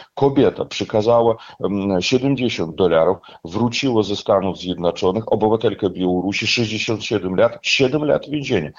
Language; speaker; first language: Polish; non-native, fluent; Russian